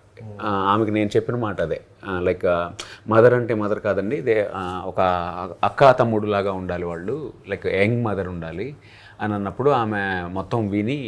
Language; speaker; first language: Telugu; native; Telugu